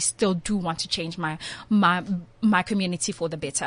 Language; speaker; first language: English; non-native, local second language; Swati